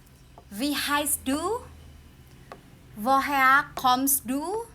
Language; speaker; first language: German; non-native, learner; Indonesian